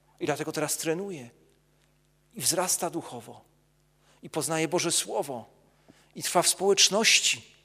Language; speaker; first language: Polish; native; Polish